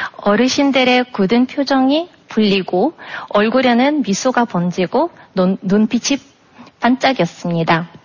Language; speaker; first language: Korean; non-native, fluent; Russian